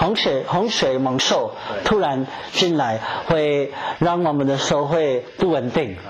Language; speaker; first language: Chinese; non-native, fluent; English